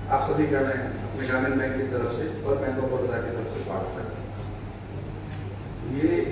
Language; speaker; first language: Hindi; native; Hindi